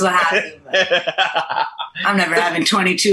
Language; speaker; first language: English; early bilingual, other home language; Persian